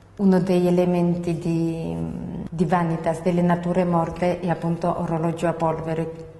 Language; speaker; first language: Italian; non-native, fluent; Georgian